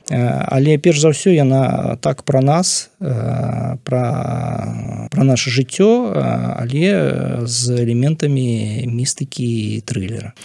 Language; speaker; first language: Belarusian; non-native, local second language; Russian